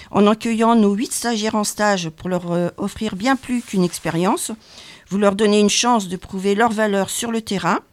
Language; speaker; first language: French; native; French